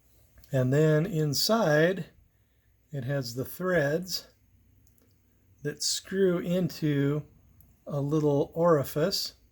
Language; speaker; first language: English; native; English